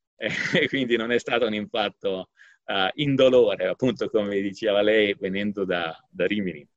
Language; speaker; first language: Italian; native; Italian